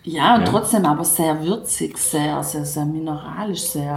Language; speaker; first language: German; native; German